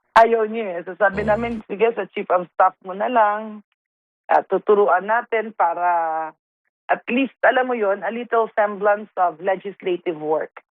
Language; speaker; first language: Filipino; non-native, local second language; Waray